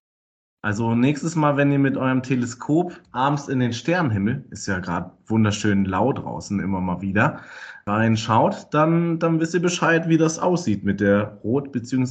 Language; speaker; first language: German; native; German